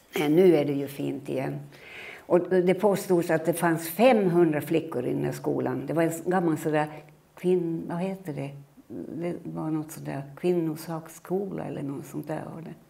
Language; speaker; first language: Swedish; early bilingual, other home language; Finnish